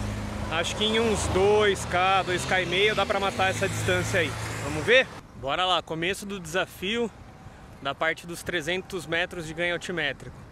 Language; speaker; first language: Portuguese; native; Portuguese